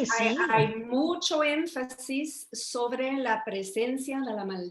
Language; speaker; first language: Spanish; early bilingual, heritage; Spanish